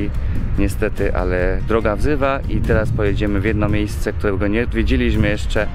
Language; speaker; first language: Polish; native; Polish